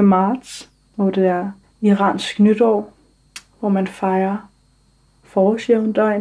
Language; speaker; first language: Danish; early bilingual, other home language; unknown